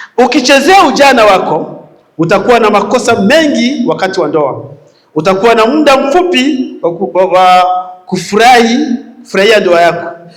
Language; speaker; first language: Swahili; non-native, local second language; Rundi